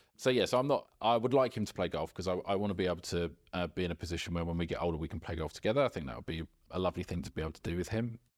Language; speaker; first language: English; native; English